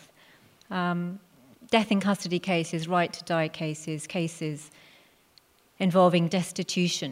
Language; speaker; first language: English; non-native, local second language; Punjabi